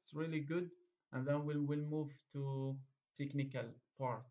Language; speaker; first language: English; non-native, fluent; Arabic